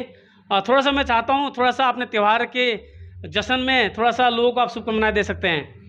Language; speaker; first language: Hindi; native; Hindi